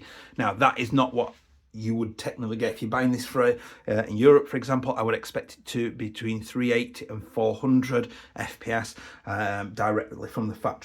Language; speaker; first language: English; native; English